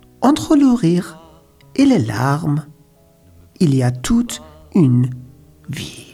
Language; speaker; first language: French; non-native, learner; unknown